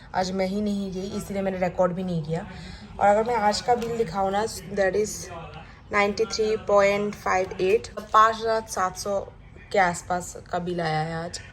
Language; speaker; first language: Hindi; non-native, local second language; Bangla